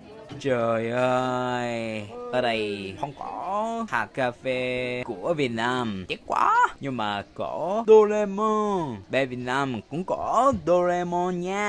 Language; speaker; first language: Vietnamese; non-native, learner; Japanese